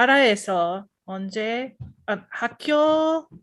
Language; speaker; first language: Korean; non-native, learner; English